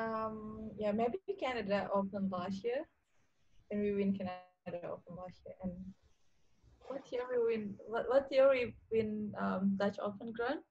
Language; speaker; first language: English; non-native, learner; Indonesian